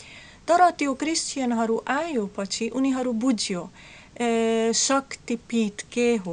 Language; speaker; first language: Nepali; non-native, learner; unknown